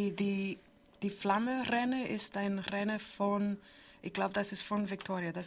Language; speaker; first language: German; non-native, learner; English